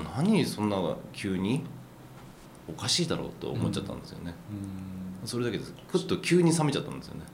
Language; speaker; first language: Japanese; native; Japanese